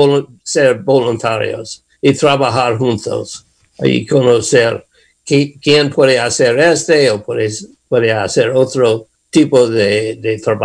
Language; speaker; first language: Spanish; non-native, learner; English